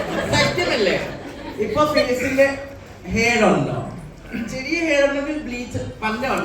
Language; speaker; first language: Malayalam; non-native, local second language; Assamese